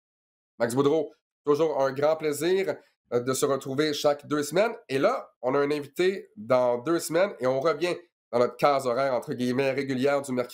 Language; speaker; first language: French; native; French